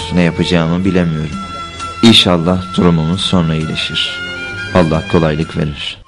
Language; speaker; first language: Turkish; non-native, fluent; Uyghur